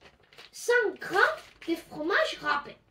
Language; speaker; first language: French; non-native, learner; Spanish